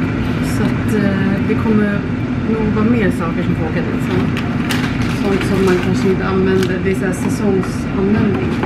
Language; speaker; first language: Swedish; native; Swedish